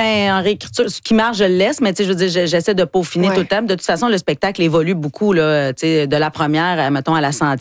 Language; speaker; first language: French; native; French